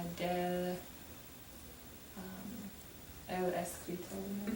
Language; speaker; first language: Spanish; non-native, learner; English